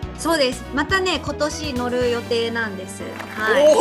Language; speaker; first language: Japanese; native; Japanese